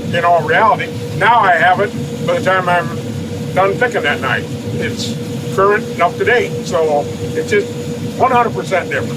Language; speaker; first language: English; native; English